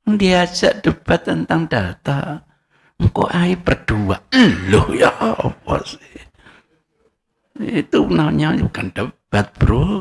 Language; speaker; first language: Indonesian; non-native, local second language; Javanese